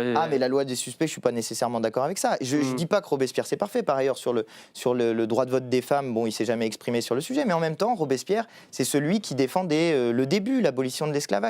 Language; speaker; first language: French; native; French